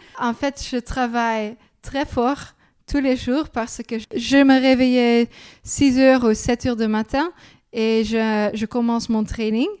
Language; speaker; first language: French; non-native, learner; Dutch